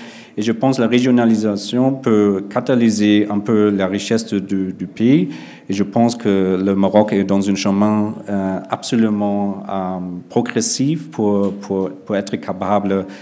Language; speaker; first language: French; non-native, fluent; German